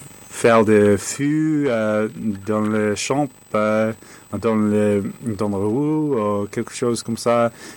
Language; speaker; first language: French; non-native, learner; English